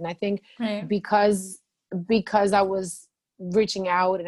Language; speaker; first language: English; non-native, fluent; Albanian